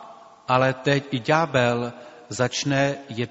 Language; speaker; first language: Czech; native; Czech